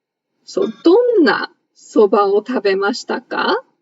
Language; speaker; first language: Japanese; non-native, fluent; English